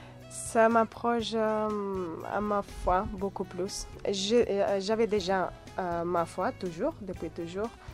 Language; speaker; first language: French; non-native, fluent; Catalan